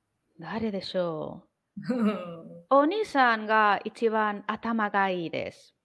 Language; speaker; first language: Japanese; non-native, fluent; Spanish